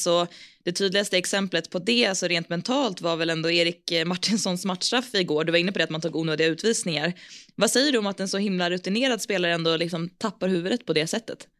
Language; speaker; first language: Swedish; native; Swedish